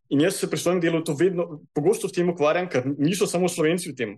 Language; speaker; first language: Slovenian; native; Slovenian